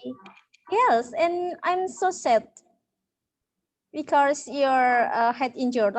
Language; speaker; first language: English; non-native, learner; Indonesian